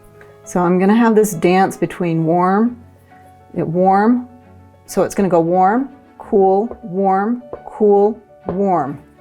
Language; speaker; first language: English; native; English